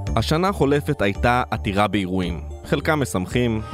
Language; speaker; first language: Hebrew; native; Hebrew